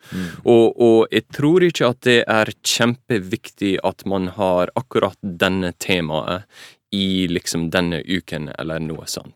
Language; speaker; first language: Norwegian; non-native, fluent; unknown